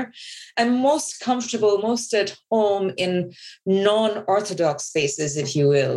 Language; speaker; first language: English; non-native, local second language; Bangla